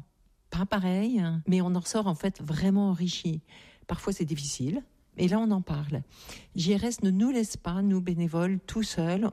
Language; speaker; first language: French; native; French